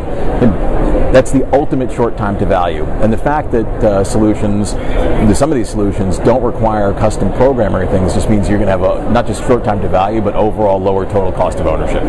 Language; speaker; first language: English; native; English